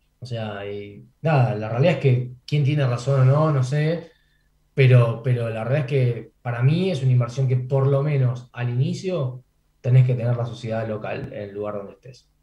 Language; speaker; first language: Spanish; native; Spanish